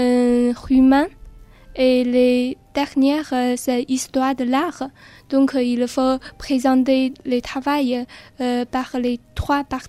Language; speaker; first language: French; non-native, learner; Chinese